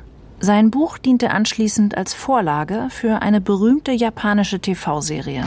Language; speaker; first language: German; native; German